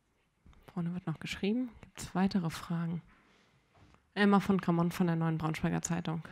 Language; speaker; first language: German; native; German